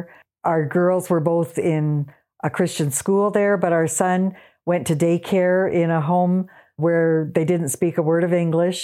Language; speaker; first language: English; native; English